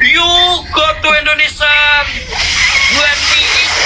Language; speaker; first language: English; non-native, learner; Javanese